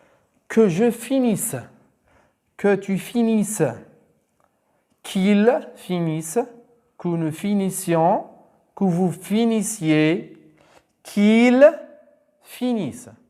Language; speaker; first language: French; non-native, local second language; Arabic